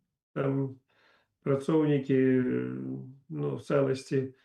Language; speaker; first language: Polish; non-native, learner; Belarusian